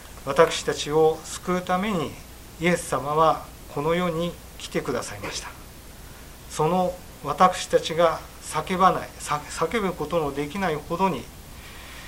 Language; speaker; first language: Japanese; native; Japanese